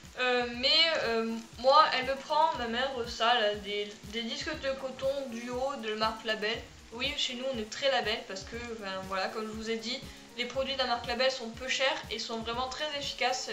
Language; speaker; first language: French; native; French